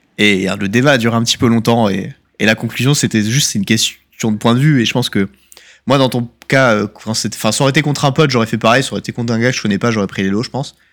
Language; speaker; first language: French; native; French